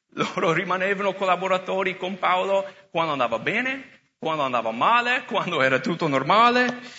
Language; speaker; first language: Italian; non-native, fluent; English